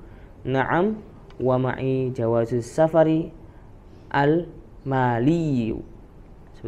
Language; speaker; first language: Arabic; non-native, fluent; Indonesian